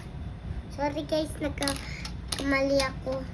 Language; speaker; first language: Filipino; native; Filipino